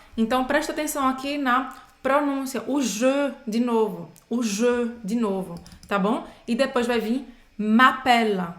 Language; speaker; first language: Portuguese; native; Portuguese